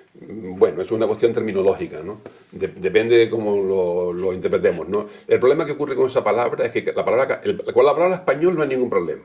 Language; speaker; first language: Spanish; native; Spanish